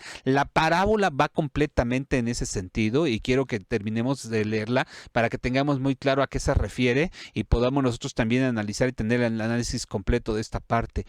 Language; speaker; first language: Spanish; native; Spanish